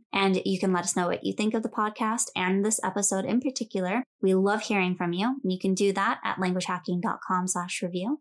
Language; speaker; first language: English; native; English